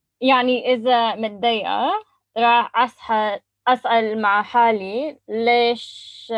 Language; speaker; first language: Arabic; non-native, learner; English